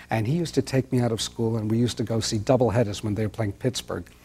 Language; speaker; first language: English; native; English